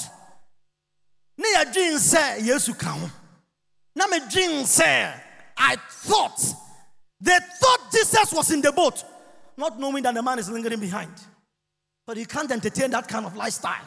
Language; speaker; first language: English; non-native, local second language; Akan